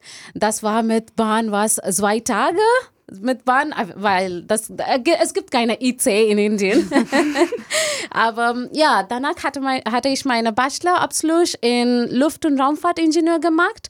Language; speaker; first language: German; non-native, learner; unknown